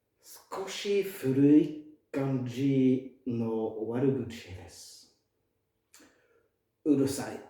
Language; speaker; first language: Japanese; non-native, fluent; French